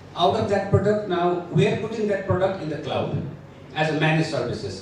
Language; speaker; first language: English; non-native, local second language; Nepali